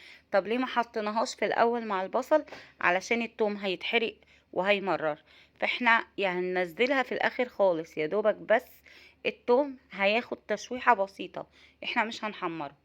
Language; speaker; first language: Arabic; native; Arabic